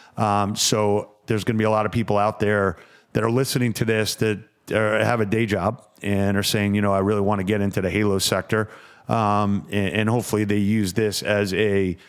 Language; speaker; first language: English; native; English